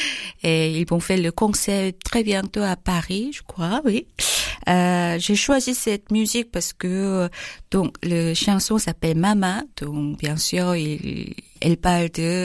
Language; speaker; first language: French; non-native, fluent; Korean